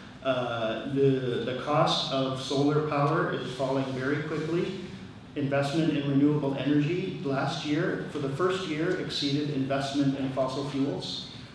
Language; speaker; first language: English; native; English